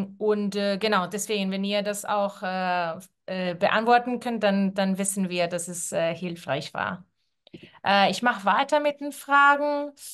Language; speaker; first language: German; non-native, fluent; Spanish